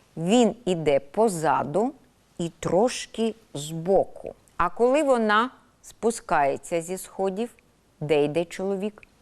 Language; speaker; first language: Ukrainian; native; Ukrainian